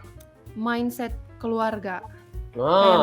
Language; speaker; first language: Indonesian; non-native, fluent; Finnish